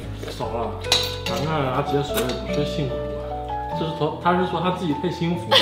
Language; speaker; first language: Chinese; native; Chinese